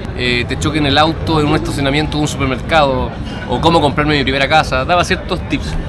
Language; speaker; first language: Spanish; native; Spanish